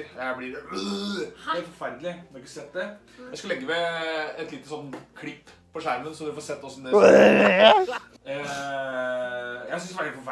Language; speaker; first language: Norwegian; native; Norwegian